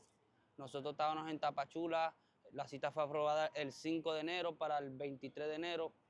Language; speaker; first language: Spanish; native; Spanish